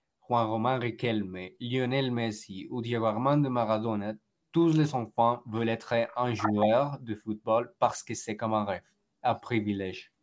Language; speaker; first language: French; non-native, learner; Spanish